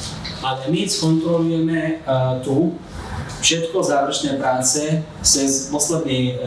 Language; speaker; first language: Slovak; non-native, fluent; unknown